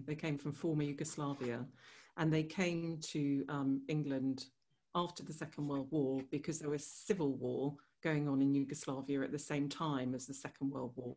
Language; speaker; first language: English; native; English